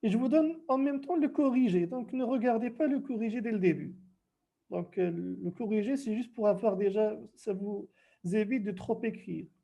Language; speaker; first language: French; non-native, local second language; Arabic